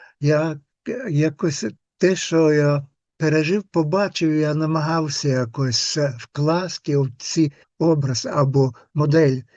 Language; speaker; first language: Ukrainian; non-native, fluent; Finnish